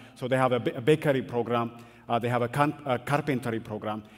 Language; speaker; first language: English; non-native, fluent; Amharic